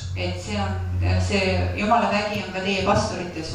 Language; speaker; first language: Finnish; non-native, learner; Estonian